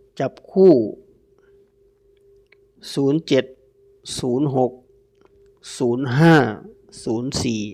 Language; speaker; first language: Thai; native; Thai